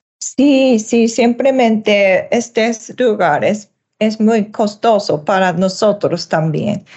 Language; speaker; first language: Spanish; non-native, learner; Japanese